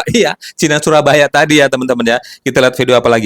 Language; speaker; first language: Indonesian; native; Indonesian